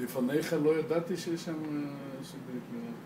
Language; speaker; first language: Hebrew; non-native, learner; Russian